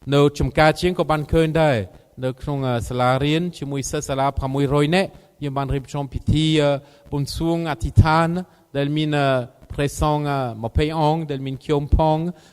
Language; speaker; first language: Khmer; non-native, fluent; French